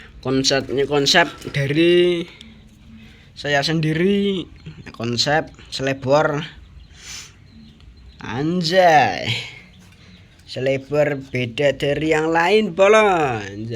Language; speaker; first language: Indonesian; non-native, local second language; Javanese